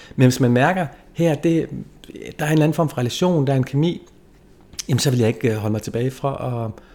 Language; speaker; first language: Danish; native; Danish